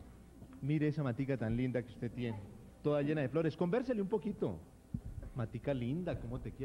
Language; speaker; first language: Spanish; native; Spanish